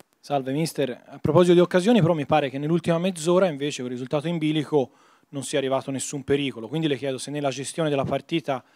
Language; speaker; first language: Italian; native; Italian